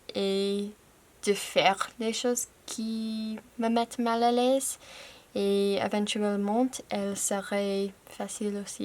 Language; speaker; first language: French; non-native, fluent; English